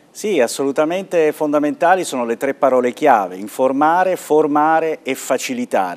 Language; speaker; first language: Italian; native; Italian